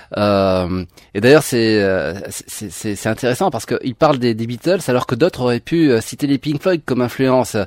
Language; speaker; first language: French; non-native, local second language; Arabic